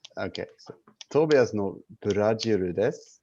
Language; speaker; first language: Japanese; non-native, learner; English